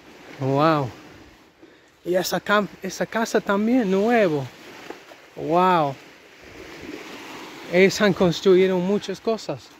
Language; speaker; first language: Spanish; non-native, learner; English